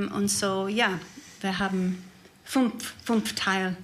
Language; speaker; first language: German; non-native, learner; English